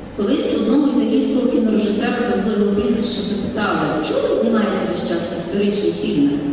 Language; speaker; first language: Ukrainian; native; Ukrainian